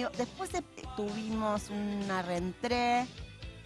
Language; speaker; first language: Spanish; native; Spanish